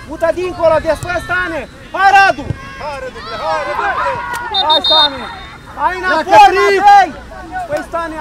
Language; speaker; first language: Romanian; native; Romanian